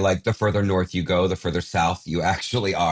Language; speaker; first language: English; native; English